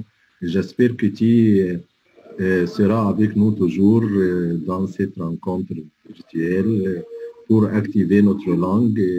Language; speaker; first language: French; non-native, fluent; Arabic